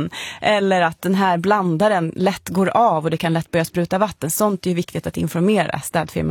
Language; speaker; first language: Swedish; native; Swedish